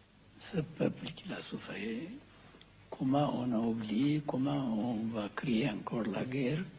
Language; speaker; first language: French; non-native, fluent; Amharic